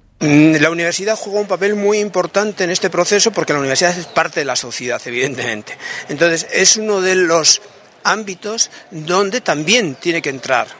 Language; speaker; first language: Spanish; non-native, local second language; Basque